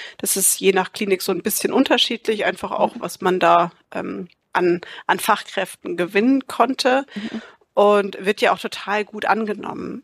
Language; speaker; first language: German; native; German